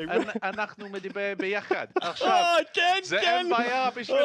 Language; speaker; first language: Hebrew; non-native, learner; English